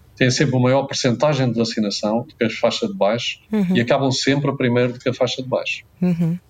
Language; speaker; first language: Portuguese; native; Portuguese